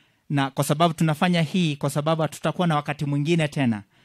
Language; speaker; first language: Swahili; non-native, local second language; Kalenjin